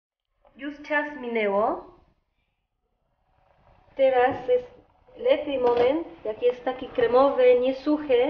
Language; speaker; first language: Polish; non-native, learner; Spanish